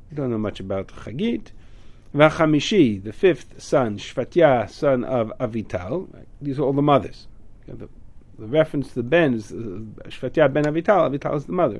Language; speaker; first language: English; native; English